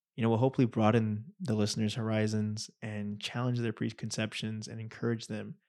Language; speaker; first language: English; native; English